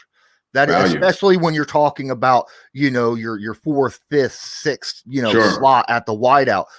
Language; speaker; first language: English; native; English